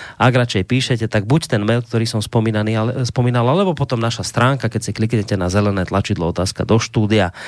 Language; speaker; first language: Slovak; native; Slovak